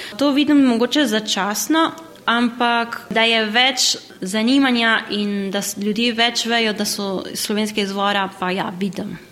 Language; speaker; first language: Slovenian; early bilingual, heritage; Slovenian